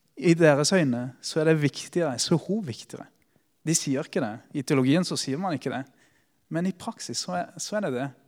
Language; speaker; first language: Norwegian; early bilingual, other home language; Spanish